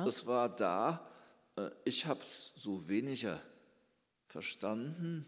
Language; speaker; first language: German; early bilingual, heritage; German